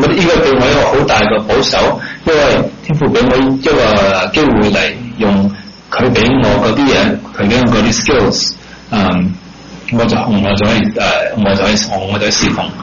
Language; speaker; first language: Chinese; early bilingual, heritage; Cantonese